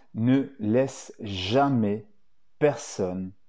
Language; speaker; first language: French; early bilingual, other home language; Italian